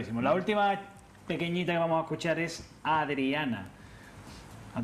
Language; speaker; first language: Spanish; native; Spanish